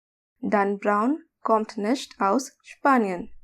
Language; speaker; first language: German; non-native, fluent; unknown